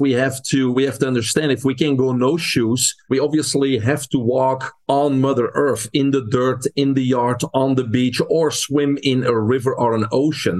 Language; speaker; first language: English; non-native, fluent; Dutch